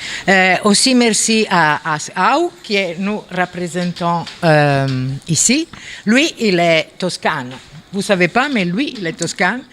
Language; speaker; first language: French; non-native, fluent; Italian